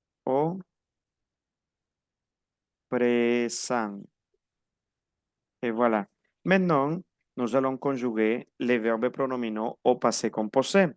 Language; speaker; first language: French; non-native, fluent; Spanish